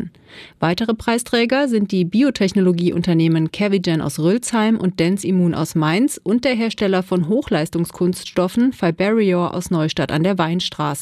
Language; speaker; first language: German; native; German